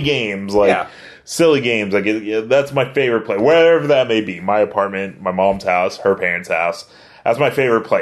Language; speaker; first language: English; native; English